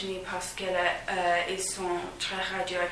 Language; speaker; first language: French; non-native, fluent; English